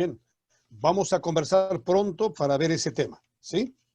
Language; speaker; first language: Spanish; native; Spanish